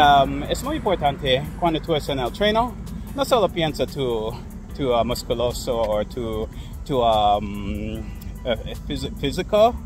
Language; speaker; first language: Spanish; non-native, learner; English